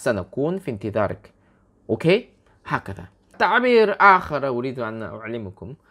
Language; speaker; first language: Arabic; non-native, fluent; Korean